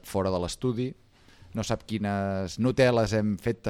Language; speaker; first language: Catalan; native; Catalan